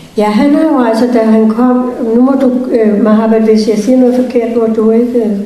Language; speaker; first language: Danish; native; Danish